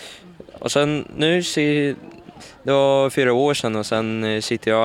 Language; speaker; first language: Swedish; early bilingual, other home language; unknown